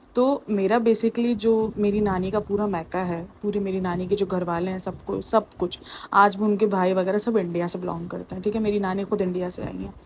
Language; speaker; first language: Urdu; native; Urdu